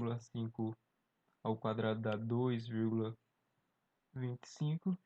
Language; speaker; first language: Portuguese; native; Portuguese